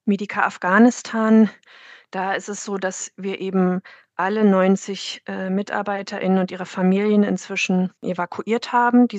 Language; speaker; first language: German; native; German